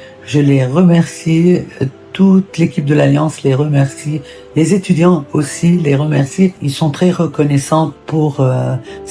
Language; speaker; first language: French; non-native, fluent; Arabic